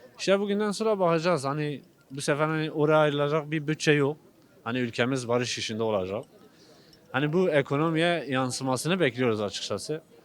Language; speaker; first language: Turkish; non-native, local second language; Kurdish